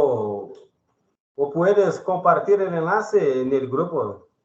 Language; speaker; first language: Spanish; non-native, learner; Portuguese